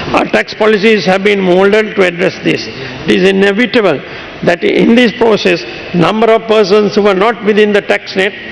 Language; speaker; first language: English; non-native, local second language; Sinhala